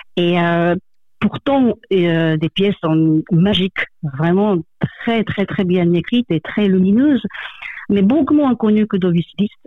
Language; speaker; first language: French; non-native, fluent; Japanese